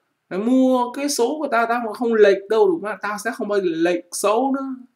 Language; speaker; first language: Vietnamese; native; Vietnamese